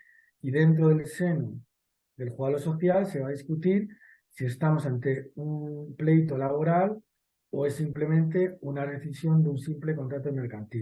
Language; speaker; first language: Spanish; native; Spanish